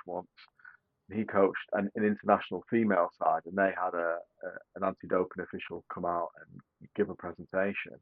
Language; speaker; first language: English; native; English